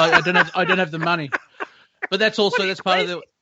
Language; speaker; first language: English; native; English